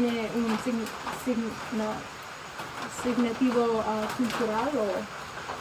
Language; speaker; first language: Spanish; non-native, learner; English